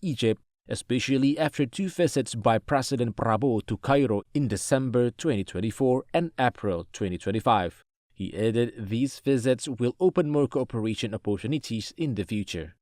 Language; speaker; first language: English; non-native, fluent; Indonesian